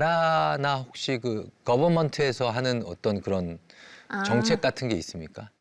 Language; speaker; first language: Korean; native; Korean